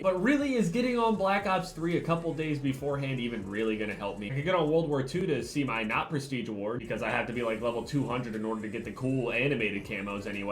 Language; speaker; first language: English; native; English